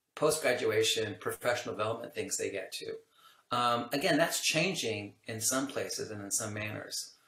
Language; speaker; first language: English; native; English